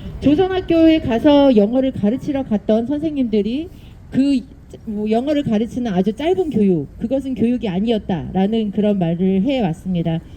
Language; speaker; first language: Korean; native; Korean